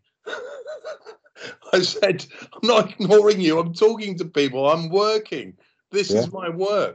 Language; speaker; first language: English; native; English